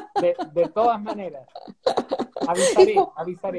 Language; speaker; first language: Portuguese; non-native, learner; Spanish